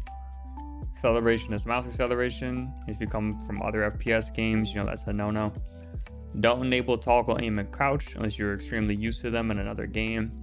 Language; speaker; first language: English; native; English